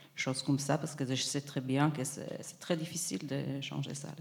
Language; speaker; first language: French; non-native, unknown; Hebrew